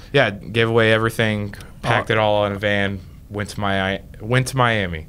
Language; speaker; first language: English; native; English